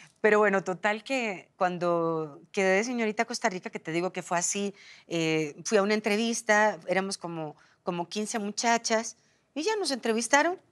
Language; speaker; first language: Spanish; native; Spanish